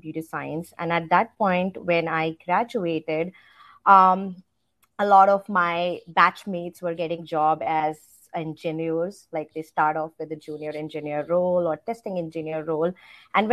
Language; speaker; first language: English; non-native, local second language; Hindi